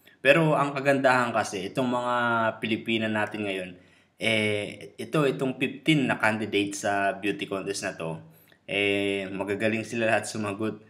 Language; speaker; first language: Filipino; native; Filipino